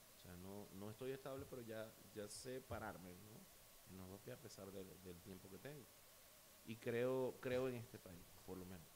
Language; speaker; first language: Spanish; native; Spanish